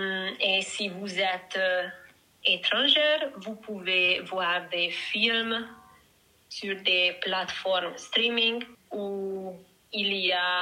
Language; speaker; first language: French; non-native, learner; Hungarian